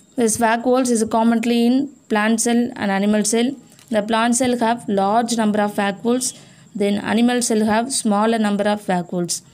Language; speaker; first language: English; non-native, local second language; Tamil